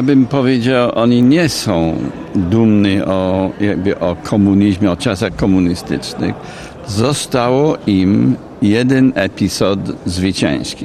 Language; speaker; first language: Polish; non-native, fluent; English